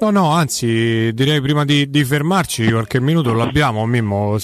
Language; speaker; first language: Italian; native; Italian